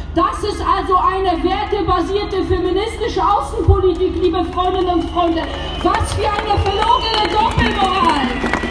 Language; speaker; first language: German; early bilingual, other home language; Polish